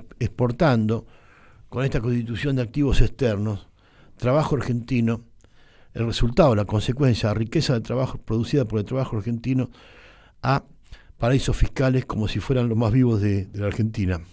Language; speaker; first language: Spanish; native; Spanish